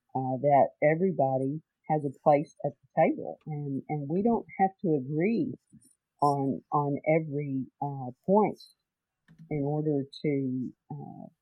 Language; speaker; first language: English; native; English